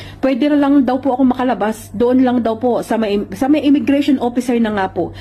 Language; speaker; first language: Filipino; native; Filipino